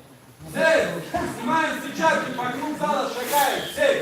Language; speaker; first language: Russian; native; Russian